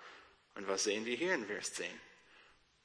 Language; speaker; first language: German; non-native, learner; English